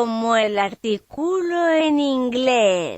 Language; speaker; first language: Spanish; non-native, fluent; French